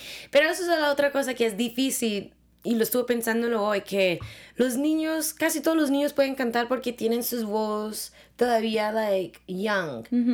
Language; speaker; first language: Spanish; early bilingual, heritage; Spanish